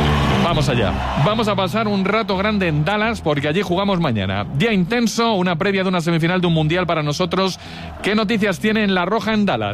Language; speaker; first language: Spanish; native; Spanish